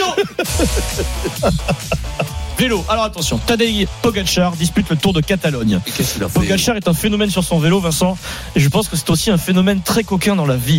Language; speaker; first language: French; native; French